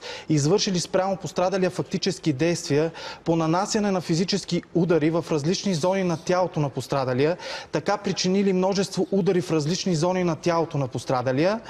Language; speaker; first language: Bulgarian; native; Bulgarian